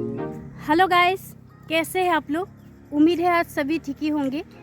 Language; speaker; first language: Hindi; non-native, local second language; Assamese